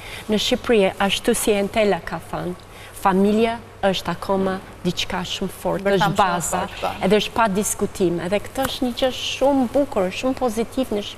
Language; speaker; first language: Albanian; non-native, fluent; English